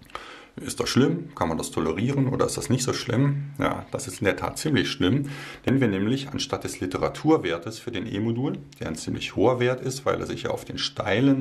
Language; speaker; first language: German; native; German